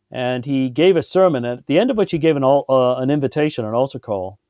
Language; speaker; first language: English; native; English